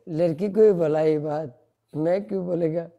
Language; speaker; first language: Hindi; non-native, learner; Bangla